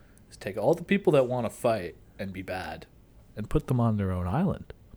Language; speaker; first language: English; native; English